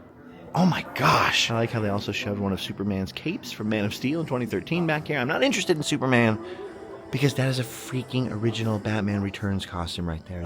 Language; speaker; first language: English; native; English